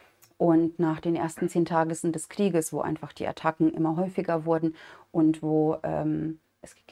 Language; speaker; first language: German; non-native, fluent; Ukrainian